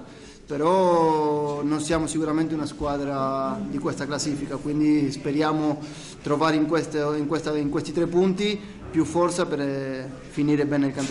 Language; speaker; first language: Italian; non-native, fluent; Spanish